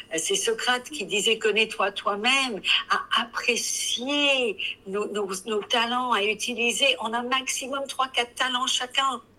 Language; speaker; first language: French; non-native, fluent; English